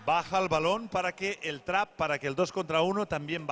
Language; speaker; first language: Spanish; native; Spanish